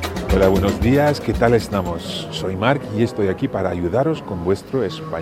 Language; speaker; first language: Spanish; non-native, fluent; English